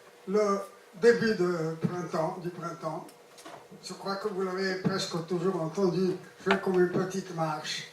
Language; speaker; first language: French; non-native, fluent; Italian